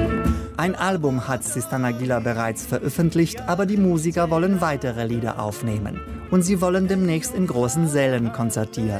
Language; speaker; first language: German; native; German